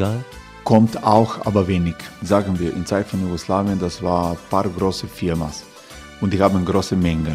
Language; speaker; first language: German; non-native, learner; Croatian